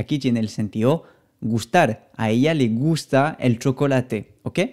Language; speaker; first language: Spanish; non-native, fluent; French